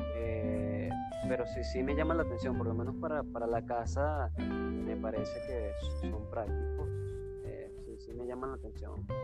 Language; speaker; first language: Spanish; native; Spanish